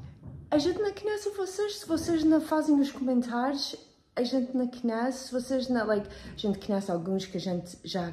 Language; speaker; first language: Portuguese; early bilingual, heritage; Portuguese